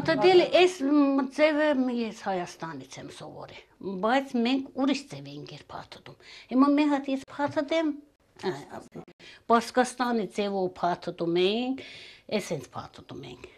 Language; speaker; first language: Armenian; early bilingual, heritage; Armenian